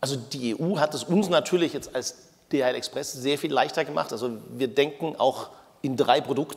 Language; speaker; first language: German; native; German